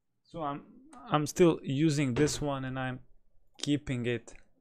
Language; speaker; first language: English; non-native, fluent; Bosnian